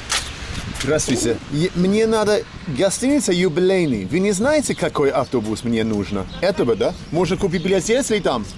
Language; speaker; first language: Russian; non-native, learner; English